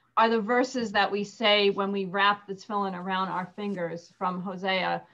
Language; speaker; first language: English; native; English